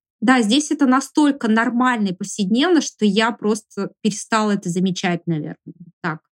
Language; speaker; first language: Russian; native; Russian